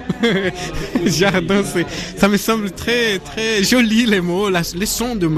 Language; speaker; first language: French; non-native, learner; Portuguese